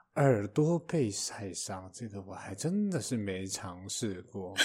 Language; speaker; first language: Chinese; native; Chinese